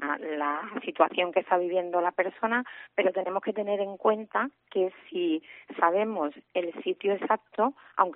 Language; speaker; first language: Spanish; native; Spanish